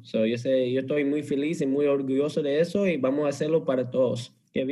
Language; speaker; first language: Spanish; early bilingual, heritage; English